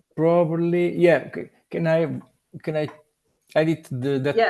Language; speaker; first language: English; non-native, learner; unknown